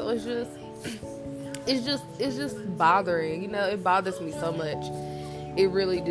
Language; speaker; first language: English; native; English